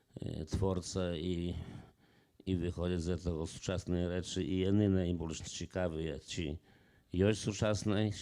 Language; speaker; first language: Polish; non-native, local second language; Belarusian